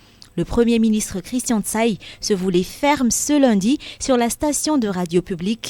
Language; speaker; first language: French; non-native, local second language; Malagasy